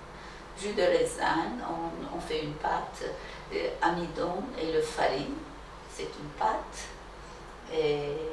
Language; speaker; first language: French; non-native, fluent; Turkish